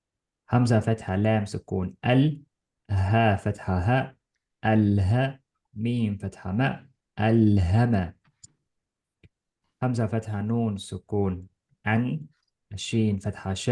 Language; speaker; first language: Arabic; non-native, fluent; Estonian